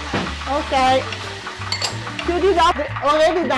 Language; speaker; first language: English; non-native, learner; Italian